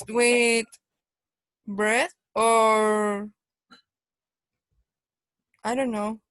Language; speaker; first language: English; non-native, learner; Spanish